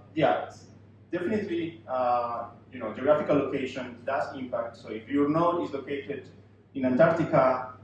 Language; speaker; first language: English; non-native, fluent; Spanish